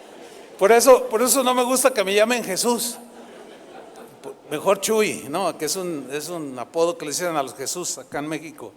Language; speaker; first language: Spanish; native; Spanish